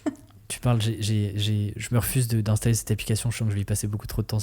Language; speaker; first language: French; native; French